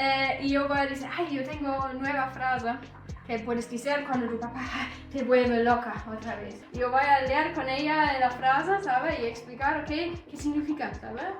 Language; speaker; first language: Spanish; non-native, fluent; German